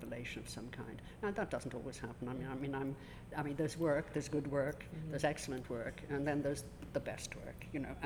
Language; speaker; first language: English; native; English